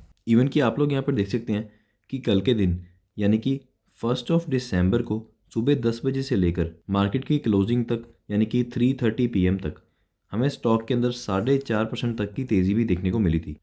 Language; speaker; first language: Hindi; native; Hindi